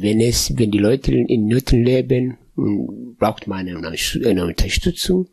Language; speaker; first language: German; non-native, fluent; Swahili